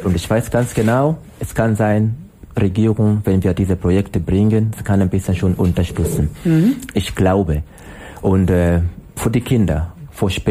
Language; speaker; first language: German; non-native, learner; Swahili